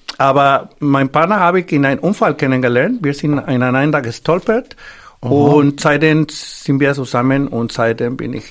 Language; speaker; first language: German; non-native, fluent; Spanish